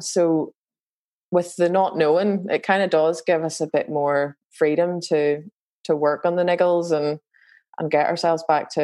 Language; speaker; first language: English; native; English